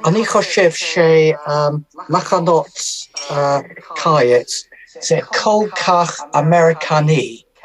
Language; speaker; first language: Hebrew; non-native, learner; English